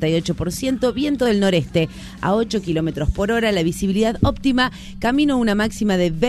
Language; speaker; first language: Spanish; native; Spanish